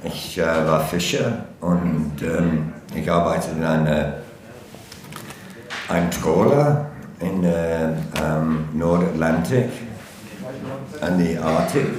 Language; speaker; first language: German; non-native, learner; English